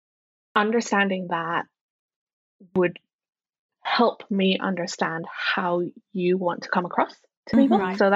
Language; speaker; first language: English; non-native, local second language; Cantonese